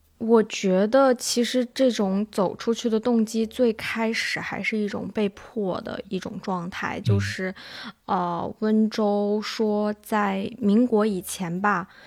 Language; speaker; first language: Chinese; native; Chinese